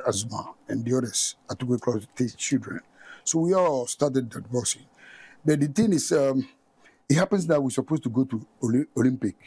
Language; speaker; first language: English; non-native, local second language; Ga